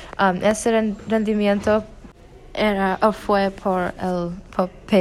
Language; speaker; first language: Spanish; non-native, learner; English